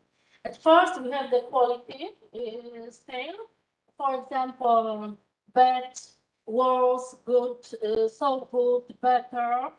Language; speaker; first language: English; non-native, fluent; Polish